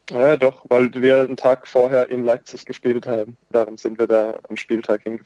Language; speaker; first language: German; native; German